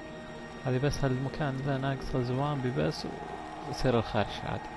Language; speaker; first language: Arabic; native; Arabic